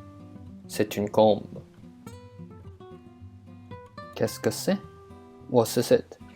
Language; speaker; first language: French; non-native, fluent; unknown